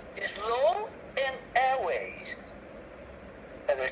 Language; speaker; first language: English; non-native, learner; Portuguese